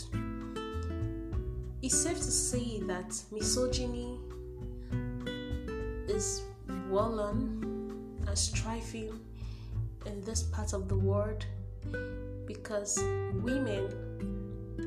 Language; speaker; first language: English; non-native, local second language; Igbo